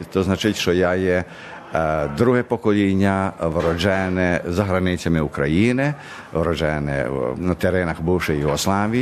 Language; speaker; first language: Ukrainian; early bilingual, heritage; Ukrainian